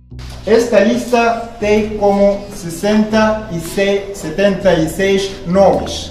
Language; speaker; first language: Portuguese; non-native, fluent; Arabic